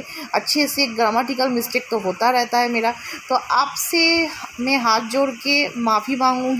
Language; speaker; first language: Hindi; non-native, local second language; Bangla